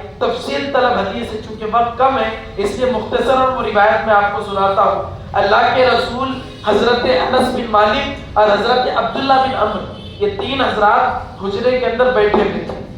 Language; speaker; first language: Urdu; native; Urdu